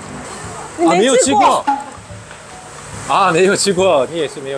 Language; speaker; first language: Chinese; non-native, learner; Korean